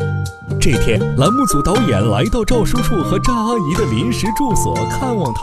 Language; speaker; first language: Chinese; native; Chinese